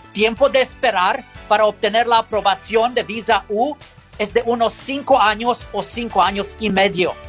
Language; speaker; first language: Spanish; non-native, learner; English